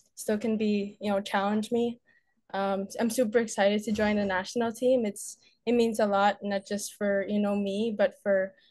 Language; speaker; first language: English; native; English